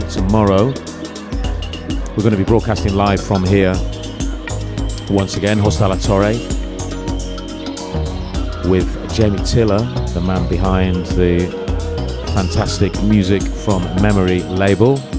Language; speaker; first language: English; native; English